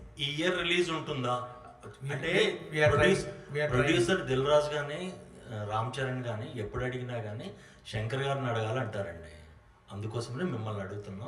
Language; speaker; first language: Telugu; native; Telugu